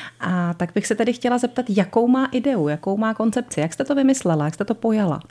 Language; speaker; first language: Czech; native; Czech